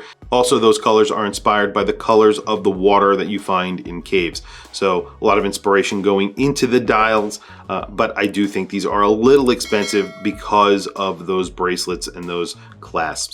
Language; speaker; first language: English; native; English